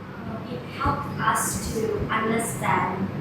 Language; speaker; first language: English; non-native, learner; Malay